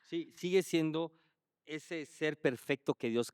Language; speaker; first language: Spanish; native; Spanish